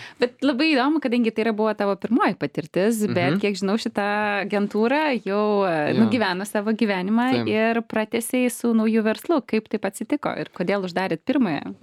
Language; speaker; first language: Lithuanian; native; Lithuanian